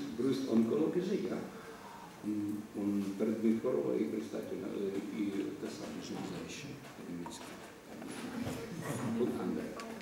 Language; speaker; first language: German; non-native, learner; Ukrainian